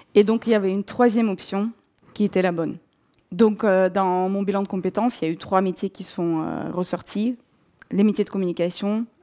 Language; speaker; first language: French; non-native, fluent; Russian